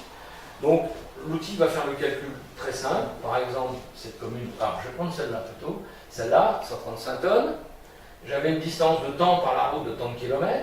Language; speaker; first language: French; native; French